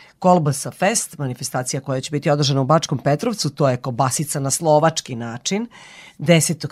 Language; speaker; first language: Serbian; native; Serbian